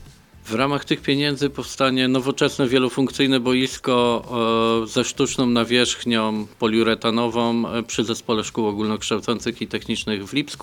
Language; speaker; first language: Polish; native; Polish